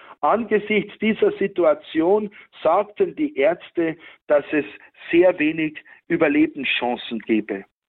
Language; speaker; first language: German; native; German